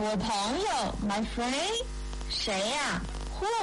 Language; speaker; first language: English; non-native, fluent; Chinese